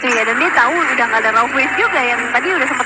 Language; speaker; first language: Indonesian; native; Indonesian